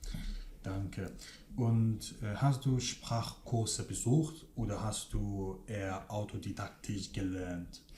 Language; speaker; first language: German; non-native, fluent; Kurdish